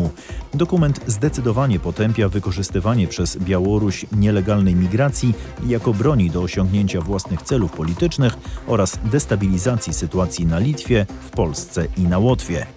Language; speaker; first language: Polish; native; Polish